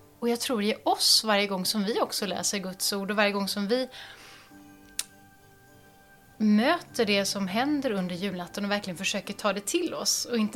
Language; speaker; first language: Swedish; native; Swedish